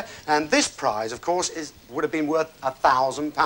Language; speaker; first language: English; native; English